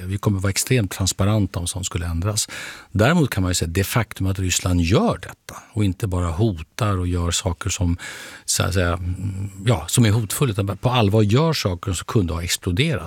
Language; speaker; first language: Swedish; native; Swedish